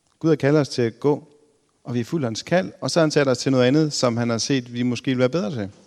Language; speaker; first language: Danish; native; Danish